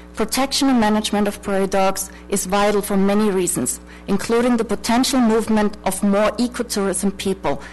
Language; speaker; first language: English; non-native, fluent; German